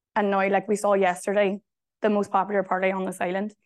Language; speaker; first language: English; native; English